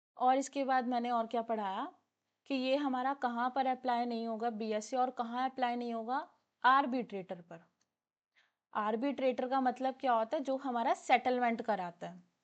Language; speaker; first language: Hindi; non-native, local second language; Punjabi